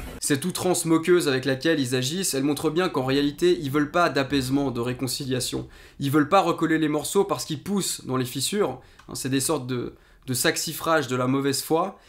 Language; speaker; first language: French; native; French